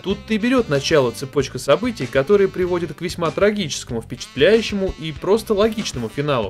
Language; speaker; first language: Russian; native; Russian